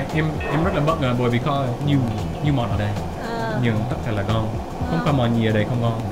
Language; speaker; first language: Vietnamese; non-native, learner; English